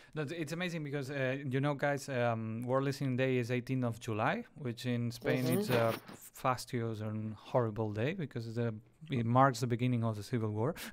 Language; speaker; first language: English; non-native, fluent; Spanish